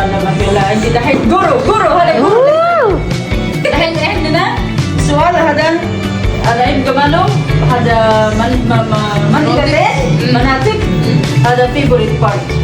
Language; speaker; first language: Arabic; non-native, learner; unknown